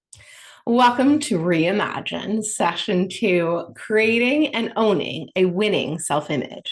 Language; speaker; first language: English; native; English